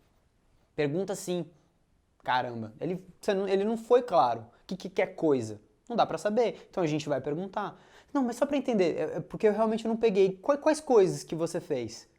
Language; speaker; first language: Portuguese; native; Portuguese